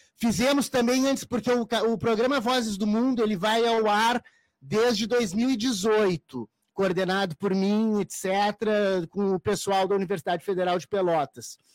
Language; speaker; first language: Portuguese; native; Portuguese